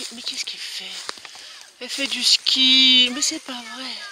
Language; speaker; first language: French; native; French